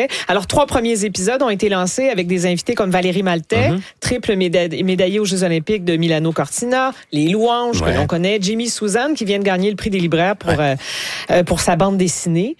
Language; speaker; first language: French; native; French